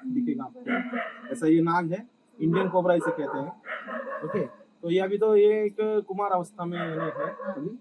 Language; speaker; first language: Hindi; non-native, local second language; Marathi